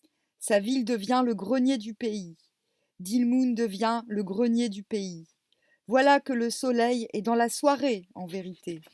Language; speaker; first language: French; native; French